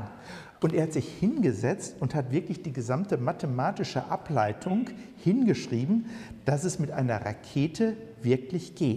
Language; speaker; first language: German; native; German